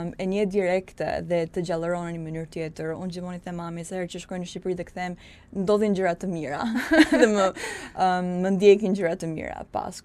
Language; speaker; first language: Albanian; early bilingual, heritage; Albanian